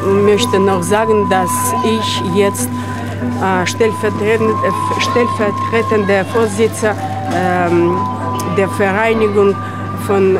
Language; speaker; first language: German; non-native, learner; Russian